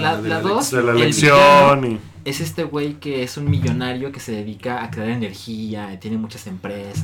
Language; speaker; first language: Spanish; native; Spanish